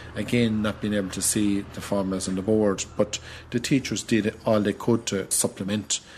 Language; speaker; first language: English; native; English